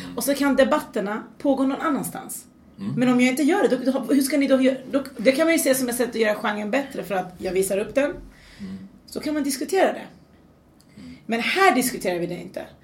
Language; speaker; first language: Swedish; early bilingual, other home language; Persian